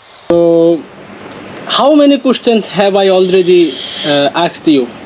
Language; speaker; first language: English; non-native, local second language; Bangla